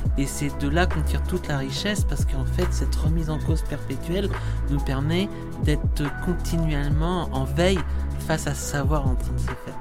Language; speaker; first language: French; native; French